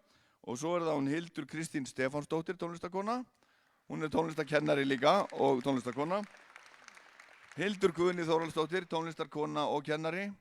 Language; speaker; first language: Icelandic; native; Icelandic